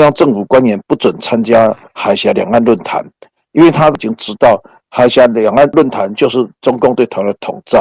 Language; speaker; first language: Chinese; native; Chinese